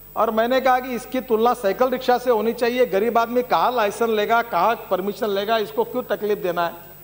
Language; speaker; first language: Hindi; non-native, local second language; Marathi